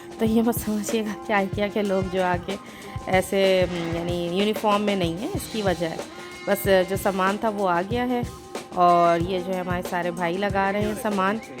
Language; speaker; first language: Urdu; native; Urdu